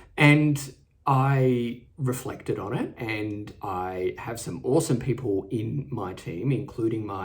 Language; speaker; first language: English; native; English